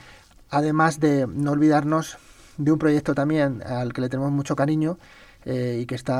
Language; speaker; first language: Spanish; native; Spanish